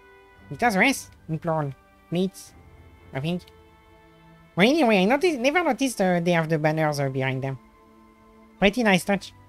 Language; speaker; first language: English; non-native, fluent; French